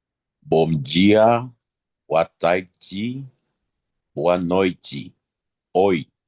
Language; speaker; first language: Portuguese; non-native, learner; Spanish